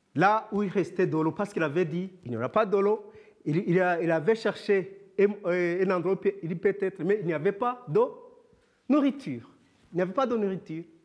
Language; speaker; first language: French; non-native, local second language; Kinyarwanda